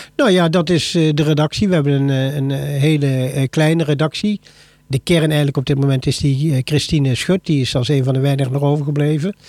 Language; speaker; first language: Dutch; native; Dutch